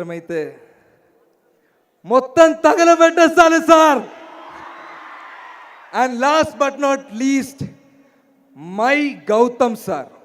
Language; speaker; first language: Telugu; non-native, learner; Malayalam